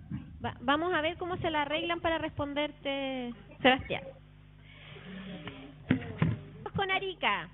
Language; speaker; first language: Spanish; native; Spanish